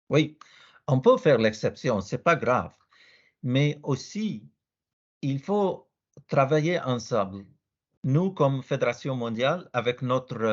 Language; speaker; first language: French; non-native, learner; Arabic